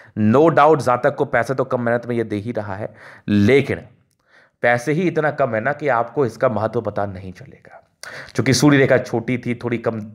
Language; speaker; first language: Hindi; native; Hindi